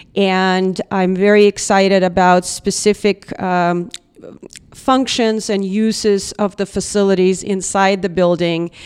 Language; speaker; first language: English; non-native, fluent; Russian